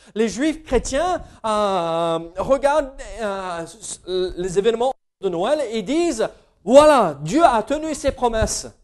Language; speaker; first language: French; non-native, fluent; English